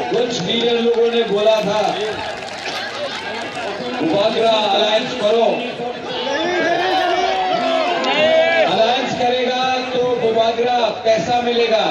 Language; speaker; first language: Hindi; non-native, local second language; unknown